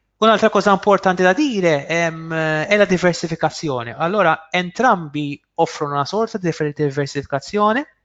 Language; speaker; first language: Italian; non-native, fluent; Maltese